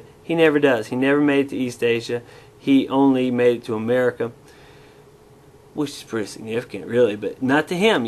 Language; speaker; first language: English; native; English